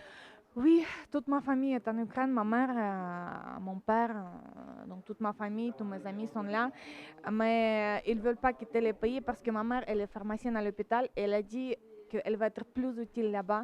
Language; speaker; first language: French; non-native, fluent; Ukrainian